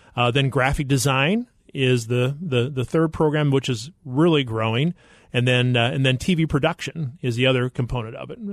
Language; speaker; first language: English; native; English